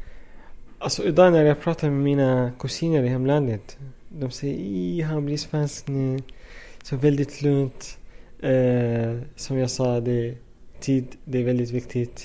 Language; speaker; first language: Swedish; non-native, fluent; Arabic